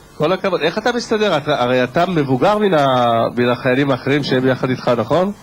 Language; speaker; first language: Hebrew; native; Hebrew